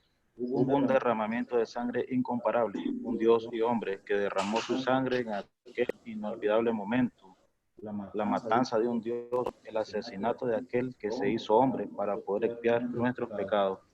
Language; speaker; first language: Spanish; native; Spanish